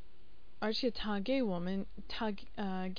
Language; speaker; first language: Chinese; non-native, learner; English